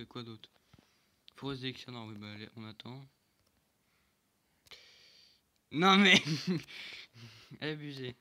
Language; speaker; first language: French; native; French